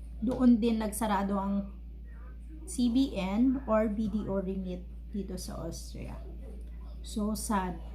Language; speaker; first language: Filipino; native; Filipino